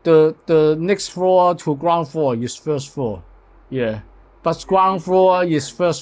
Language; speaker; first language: English; non-native, learner; Cantonese